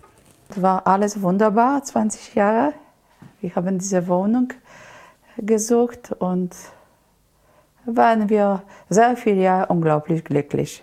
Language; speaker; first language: German; non-native, learner; Polish